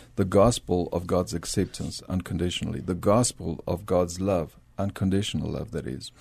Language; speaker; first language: English; early bilingual, other home language; Spanish